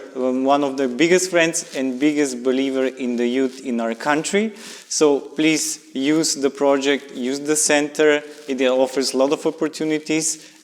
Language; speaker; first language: English; non-native, fluent; Macedonian